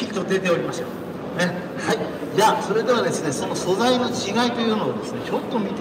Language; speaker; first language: Japanese; native; Japanese